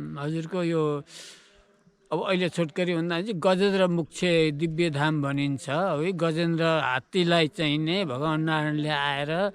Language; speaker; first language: Nepali; native; Nepali